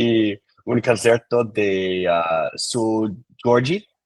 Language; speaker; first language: Spanish; non-native, learner; English